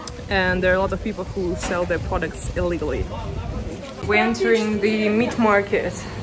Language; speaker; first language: English; non-native, fluent; Russian